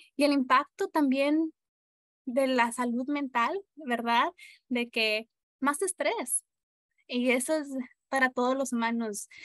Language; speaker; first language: Spanish; early bilingual, heritage; Spanish